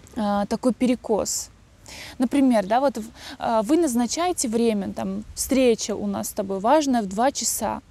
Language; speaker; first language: Russian; native; Russian